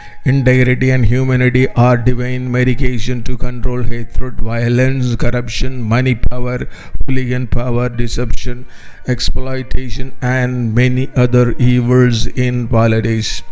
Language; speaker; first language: English; non-native, local second language; Tamil